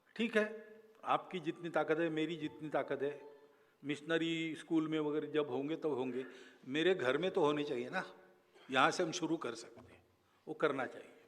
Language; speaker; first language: Hindi; non-native, local second language; Marathi